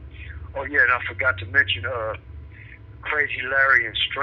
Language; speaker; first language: English; native; English